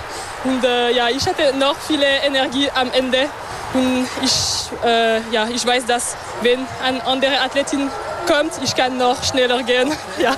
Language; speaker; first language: German; non-native, local second language; French